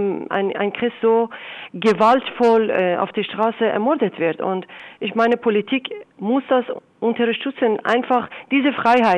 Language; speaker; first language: German; non-native, fluent; Persian